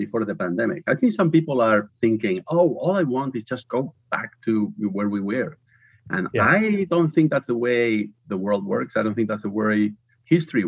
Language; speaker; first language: English; non-native, fluent; Spanish